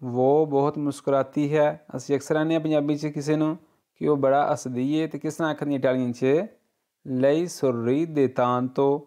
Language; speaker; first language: Urdu; non-native, local second language; Punjabi